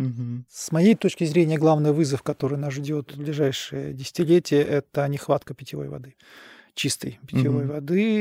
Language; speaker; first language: Russian; native; Russian